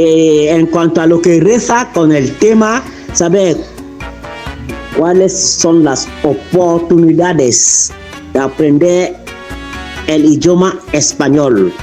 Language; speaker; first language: Spanish; non-native, fluent; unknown